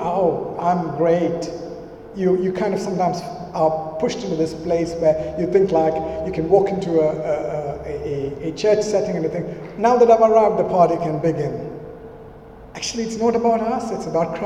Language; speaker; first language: English; non-native, local second language; Malayalam